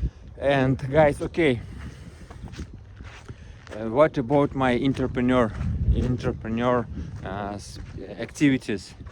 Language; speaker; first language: English; non-native, learner; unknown